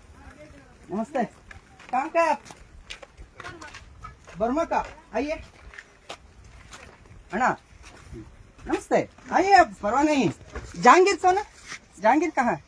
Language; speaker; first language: Hindi; non-native, local second language; Kannada